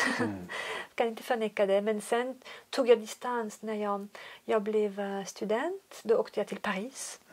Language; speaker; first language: Swedish; non-native, fluent; French